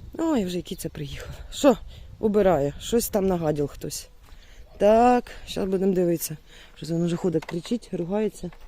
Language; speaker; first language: Ukrainian; non-native, local second language; Russian